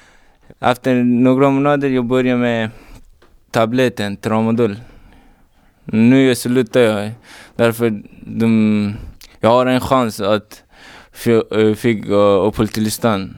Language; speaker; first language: Swedish; non-native, learner; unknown